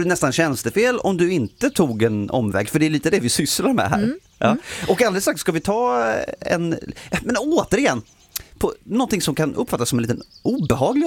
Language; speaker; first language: Swedish; native; Swedish